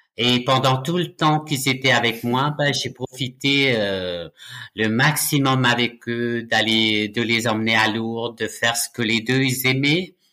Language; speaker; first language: French; native; French